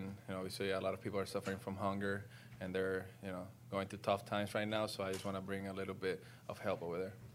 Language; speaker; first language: English; non-native, local second language; Spanish